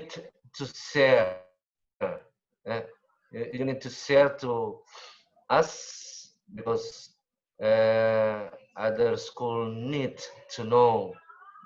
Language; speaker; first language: English; non-native, learner; Indonesian